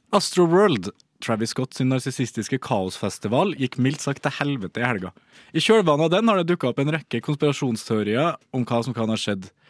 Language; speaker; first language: Norwegian; native; Norwegian